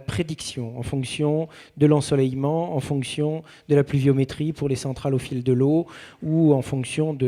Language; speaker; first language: French; native; French